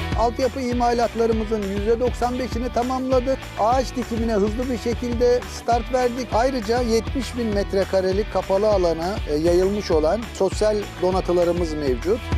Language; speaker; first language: Turkish; native; Turkish